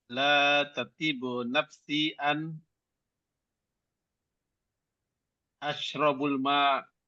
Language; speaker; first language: Arabic; non-native, learner; Indonesian